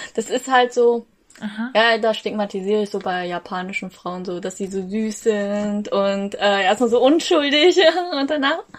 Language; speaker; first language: German; native; German